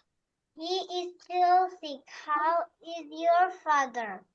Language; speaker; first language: English; non-native, learner; Bangla